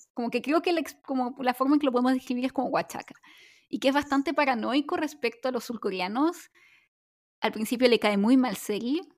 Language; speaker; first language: Spanish; native; Spanish